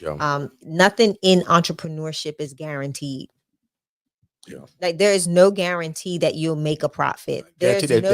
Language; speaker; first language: English; native; English